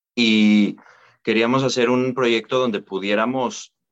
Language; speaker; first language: Spanish; native; Spanish